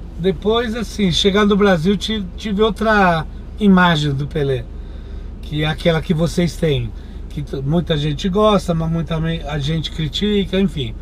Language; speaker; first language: Portuguese; non-native, fluent; Italian